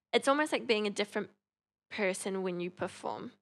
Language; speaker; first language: English; native; English